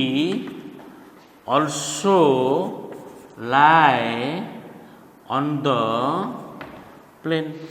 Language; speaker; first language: English; non-native, local second language; Odia